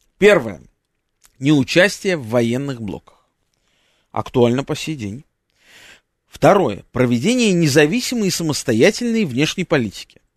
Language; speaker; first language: Russian; native; Russian